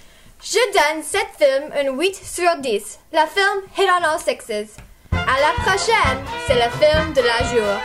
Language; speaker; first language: French; non-native, learner; English